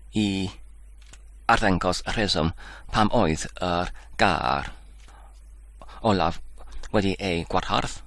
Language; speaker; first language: Welsh; non-native, learner; Polish